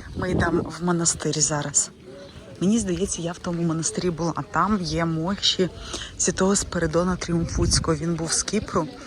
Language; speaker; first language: Ukrainian; native; Ukrainian